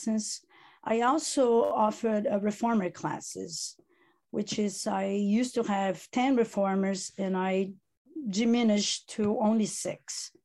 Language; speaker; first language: English; non-native, fluent; Italian